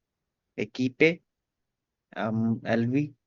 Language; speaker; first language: French; non-native, learner; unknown